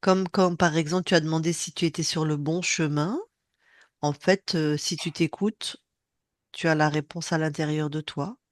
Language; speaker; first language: French; native; French